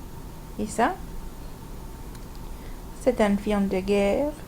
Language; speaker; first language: French; non-native, fluent; English